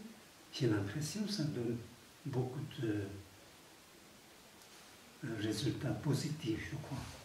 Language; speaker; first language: French; non-native, fluent; Tibetan